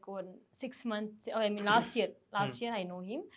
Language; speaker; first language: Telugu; non-native, learner; Tamil